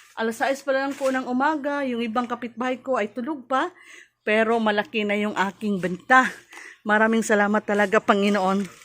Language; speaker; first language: Filipino; non-native, local second language; Cebuano